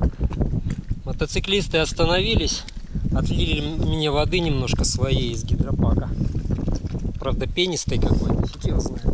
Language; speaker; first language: Russian; native; Russian